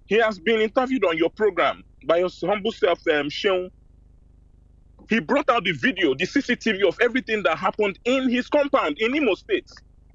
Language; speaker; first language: English; non-native, local second language; Igbo